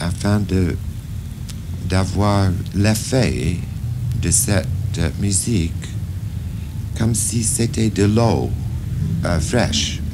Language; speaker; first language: French; non-native, fluent; English